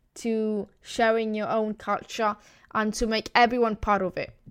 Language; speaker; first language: English; non-native, fluent; Italian